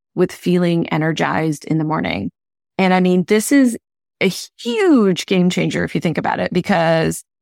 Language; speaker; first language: English; non-native, local second language; Hindi